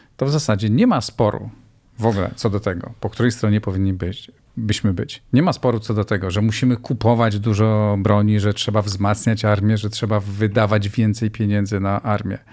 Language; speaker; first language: Polish; native; Polish